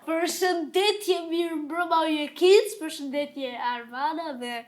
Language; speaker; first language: Albanian; early bilingual, heritage; Albanian